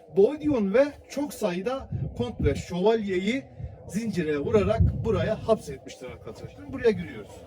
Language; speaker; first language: Turkish; native; Turkish